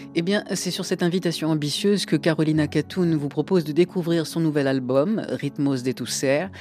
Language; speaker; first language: French; native; French